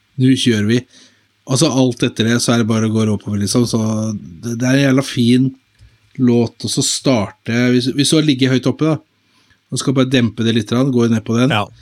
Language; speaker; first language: Norwegian; native; Norwegian